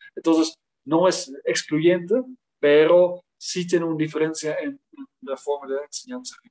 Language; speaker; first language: Spanish; non-native, fluent; Dutch